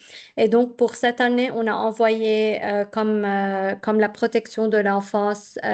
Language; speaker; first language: French; non-native, fluent; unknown